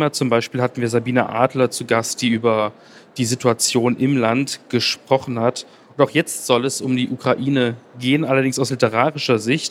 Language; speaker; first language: German; native; German